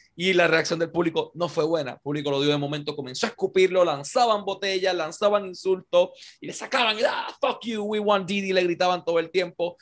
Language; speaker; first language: Spanish; native; Spanish